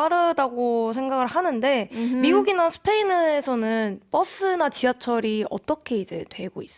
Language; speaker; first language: Korean; native; Korean